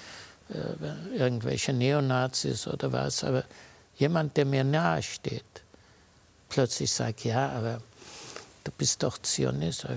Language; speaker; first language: German; early bilingual, heritage; German